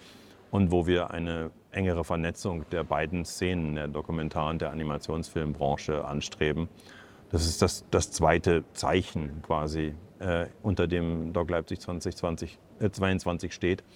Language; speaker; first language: German; native; German